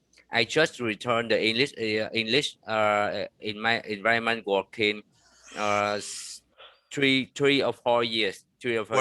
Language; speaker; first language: English; non-native, learner; Vietnamese